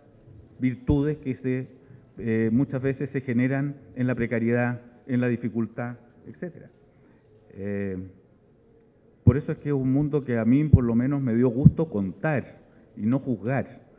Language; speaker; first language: Spanish; native; Spanish